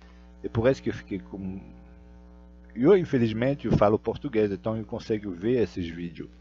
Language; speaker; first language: Portuguese; non-native, fluent; Russian